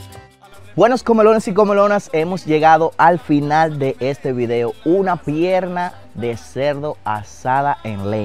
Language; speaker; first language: Spanish; native; Spanish